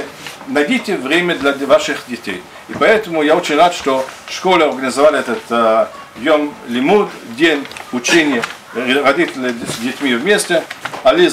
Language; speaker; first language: Russian; non-native, fluent; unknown